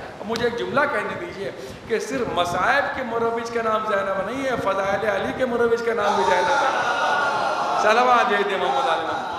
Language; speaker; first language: Urdu; native; Urdu